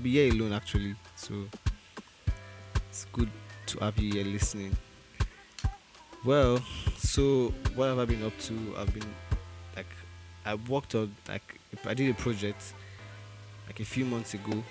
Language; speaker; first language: English; non-native, local second language; Yoruba